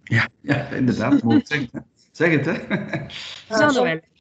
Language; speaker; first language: Dutch; native; Dutch